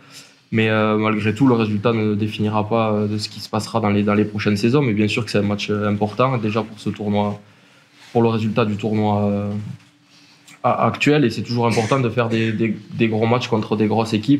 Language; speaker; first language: French; native; French